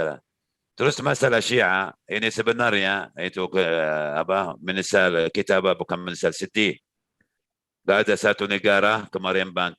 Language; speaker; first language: Indonesian; non-native, learner; Arabic